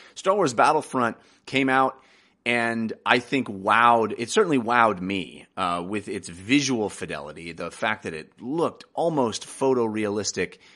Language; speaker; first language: English; native; English